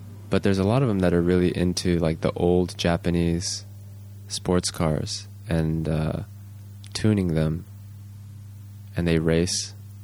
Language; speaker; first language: English; early bilingual, other home language; Japanese